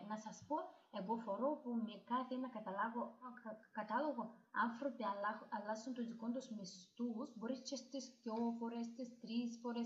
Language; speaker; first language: Greek; non-native, learner; Russian